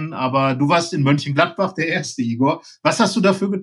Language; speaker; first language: German; native; German